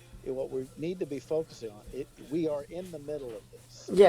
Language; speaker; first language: English; native; English